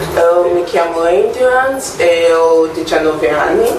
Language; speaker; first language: Italian; non-native, learner; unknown